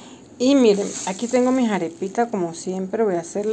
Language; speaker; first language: Spanish; native; Spanish